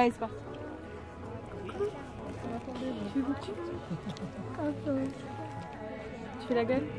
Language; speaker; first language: French; native; French